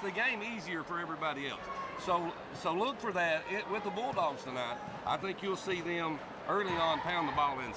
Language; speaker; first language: English; native; English